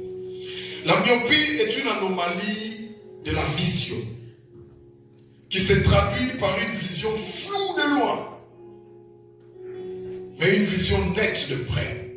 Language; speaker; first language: French; non-native, local second language; Lingala